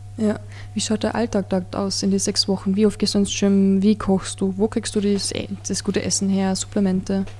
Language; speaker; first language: German; native; German